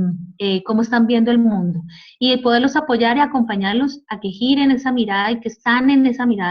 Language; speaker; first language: Spanish; native; Spanish